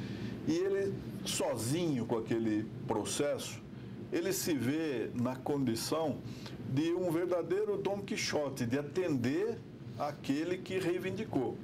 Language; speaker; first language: Portuguese; native; Portuguese